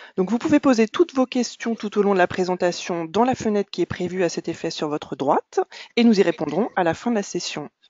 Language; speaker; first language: French; native; French